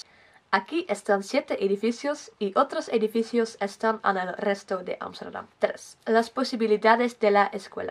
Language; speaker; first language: Spanish; non-native, learner; Dutch